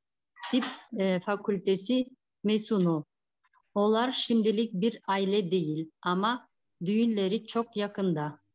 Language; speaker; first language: Turkish; non-native, learner; Kyrgyz